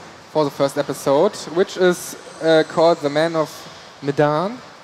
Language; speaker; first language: English; non-native, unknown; German